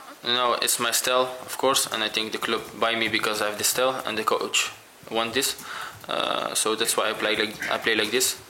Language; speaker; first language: English; non-native, fluent; Dutch